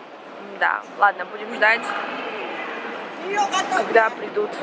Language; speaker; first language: Russian; native; Russian